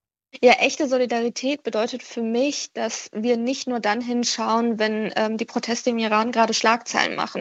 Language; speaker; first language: German; early bilingual, other home language; Persian